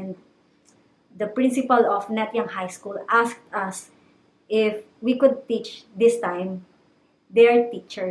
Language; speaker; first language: English; non-native, local second language; Filipino